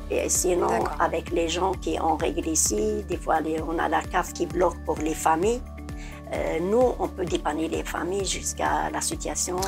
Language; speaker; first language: French; non-native, learner; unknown